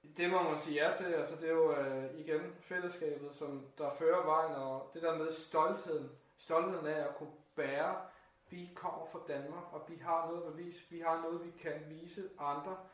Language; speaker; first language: Danish; native; Danish